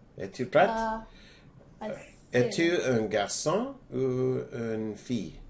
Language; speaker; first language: French; non-native, learner; English